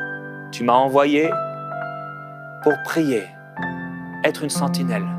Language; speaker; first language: French; non-native, local second language; Haitian Creole